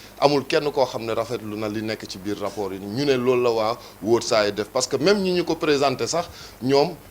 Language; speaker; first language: Wolof; non-native, local second language; Serer